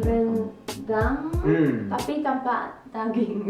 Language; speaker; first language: Indonesian; early bilingual, heritage; Indonesian